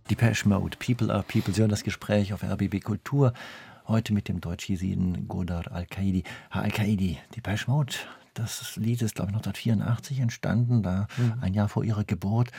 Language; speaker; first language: German; native; German